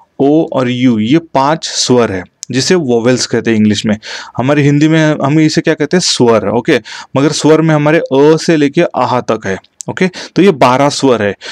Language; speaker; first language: Hindi; non-native, local second language; Marathi